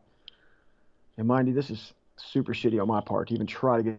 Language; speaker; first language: English; native; English